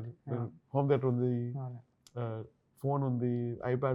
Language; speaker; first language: Telugu; non-native, learner; Tamil